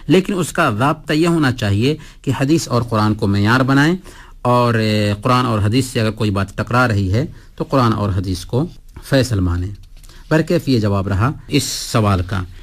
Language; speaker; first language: Urdu; native; Urdu